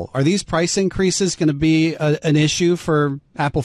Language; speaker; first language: English; native; English